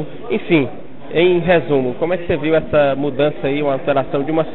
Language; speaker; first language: Portuguese; native; Portuguese